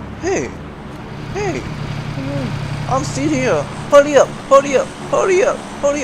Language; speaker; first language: English; non-native, learner; Korean